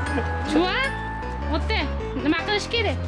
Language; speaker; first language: Korean; non-native, fluent; Uzbek